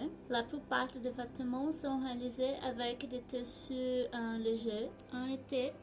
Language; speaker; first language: French; non-native, learner; Portuguese